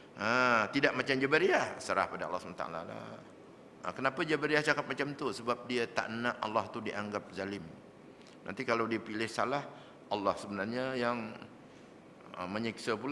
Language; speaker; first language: Malay; native; Malay